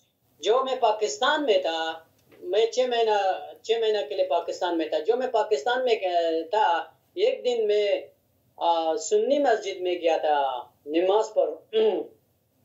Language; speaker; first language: Hindi; non-native, learner; Hazaragi